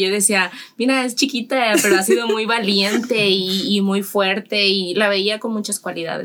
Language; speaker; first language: Spanish; native; Spanish